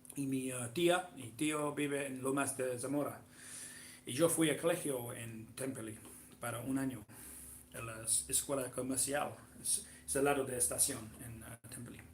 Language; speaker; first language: Spanish; early bilingual, other home language; English